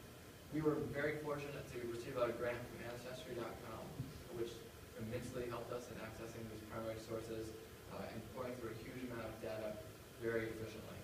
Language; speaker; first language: English; native; English